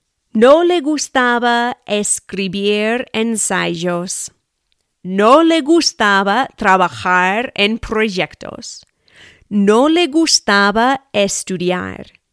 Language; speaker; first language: Spanish; non-native, fluent; English